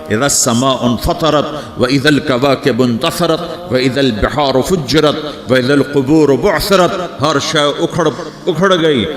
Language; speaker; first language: Urdu; non-native, local second language; Punjabi